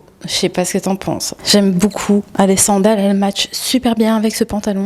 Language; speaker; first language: French; native; French